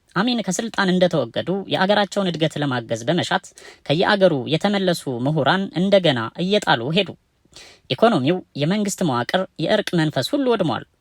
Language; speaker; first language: Amharic; native; Amharic